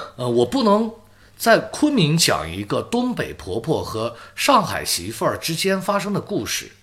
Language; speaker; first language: Chinese; native; Chinese